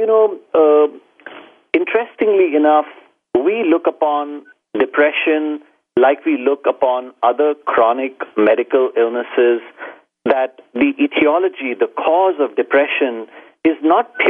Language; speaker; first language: English; non-native, local second language; Hindi